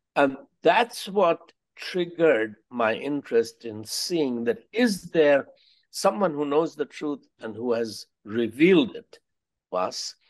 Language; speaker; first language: English; non-native, local second language; Hindi